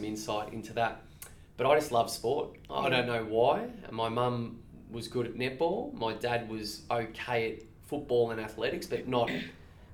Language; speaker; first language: English; native; English